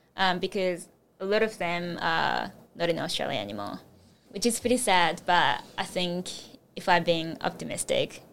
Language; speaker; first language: English; non-native, fluent; Japanese